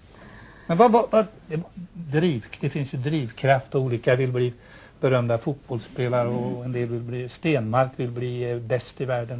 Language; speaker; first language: Swedish; native; Swedish